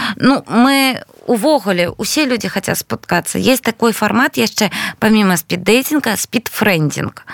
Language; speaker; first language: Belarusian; non-native, local second language; Russian